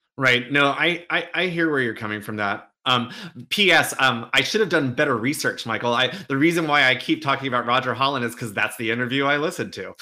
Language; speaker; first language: English; native; English